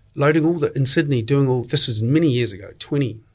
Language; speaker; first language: English; native; English